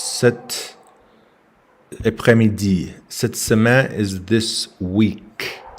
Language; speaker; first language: French; non-native, learner; English